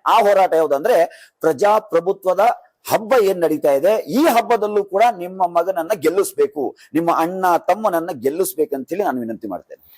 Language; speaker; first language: Kannada; non-native, local second language; Urdu